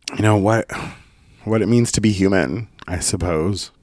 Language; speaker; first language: English; early bilingual, other home language; Italian